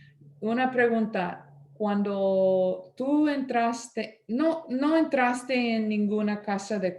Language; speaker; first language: Spanish; non-native, fluent; English